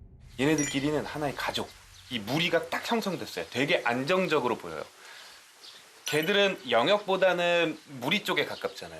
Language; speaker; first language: Korean; native; Korean